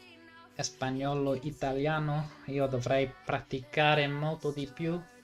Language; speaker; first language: Italian; non-native, fluent; English